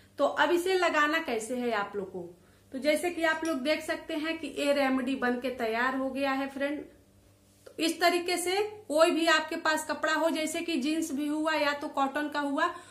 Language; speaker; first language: Hindi; native; Hindi